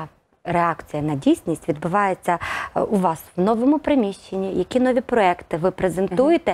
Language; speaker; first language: Ukrainian; native; Ukrainian